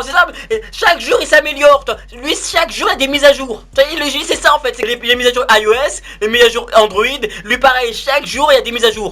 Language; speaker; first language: French; native; French